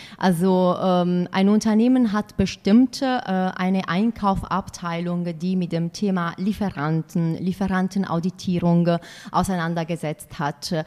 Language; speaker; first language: German; non-native, fluent; Italian